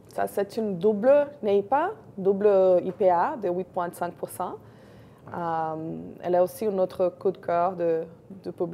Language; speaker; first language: French; non-native, fluent; Portuguese